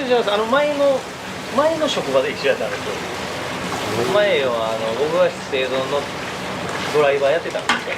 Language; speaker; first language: Japanese; native; Japanese